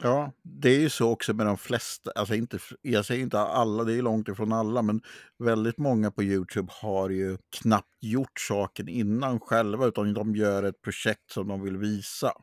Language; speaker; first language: Swedish; native; Swedish